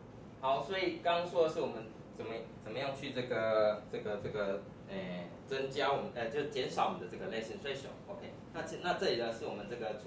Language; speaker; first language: Chinese; native; Chinese